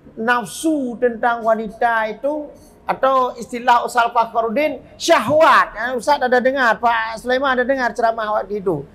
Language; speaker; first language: Malay; non-native, local second language; Achinese